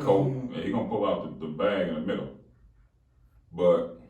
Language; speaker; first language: English; native; English